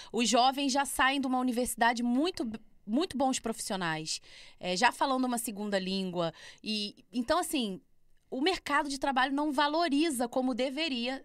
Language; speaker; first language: Portuguese; native; Portuguese